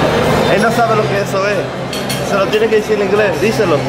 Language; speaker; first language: Spanish; early bilingual, heritage; English